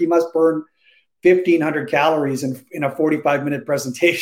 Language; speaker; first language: English; native; English